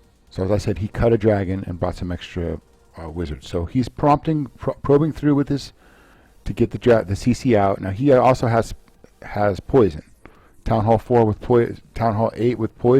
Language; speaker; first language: English; native; English